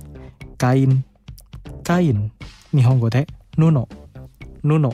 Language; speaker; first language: Japanese; non-native, fluent; Indonesian